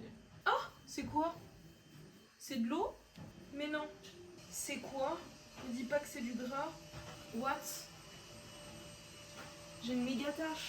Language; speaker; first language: French; native; French